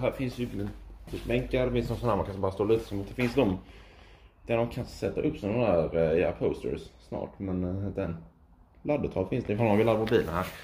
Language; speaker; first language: Swedish; native; Swedish